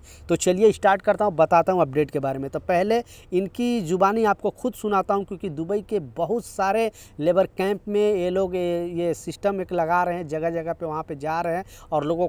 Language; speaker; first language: Hindi; native; Hindi